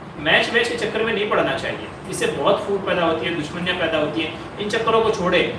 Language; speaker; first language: Urdu; native; Urdu